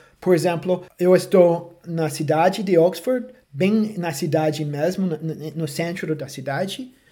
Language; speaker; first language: Portuguese; non-native, fluent; English